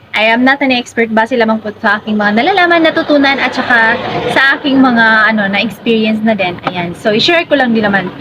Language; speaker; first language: Filipino; non-native, local second language; Cebuano